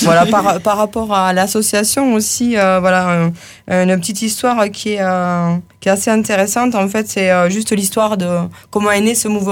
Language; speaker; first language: French; native; French